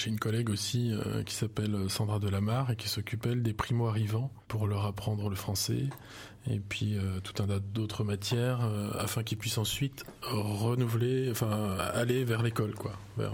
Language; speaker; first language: French; native; French